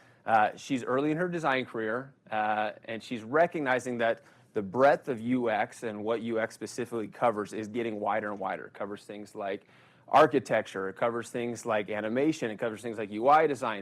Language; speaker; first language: English; native; English